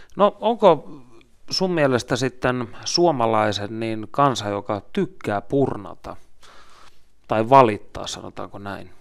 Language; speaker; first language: Finnish; native; Finnish